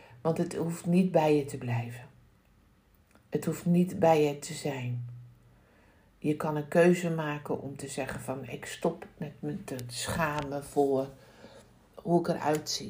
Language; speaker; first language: Dutch; native; Dutch